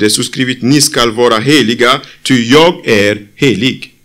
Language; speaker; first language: Swedish; non-native, fluent; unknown